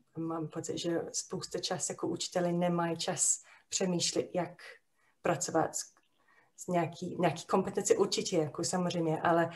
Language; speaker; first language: Czech; non-native, fluent; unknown